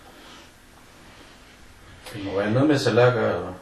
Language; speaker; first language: Danish; native; Danish